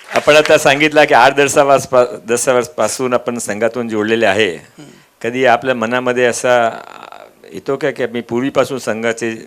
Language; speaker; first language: Marathi; non-native, local second language; Marwari